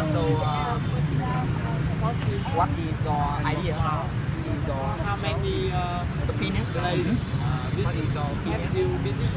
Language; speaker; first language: English; non-native, learner; Vietnamese